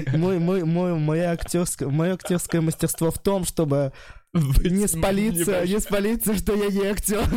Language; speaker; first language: Russian; native; Russian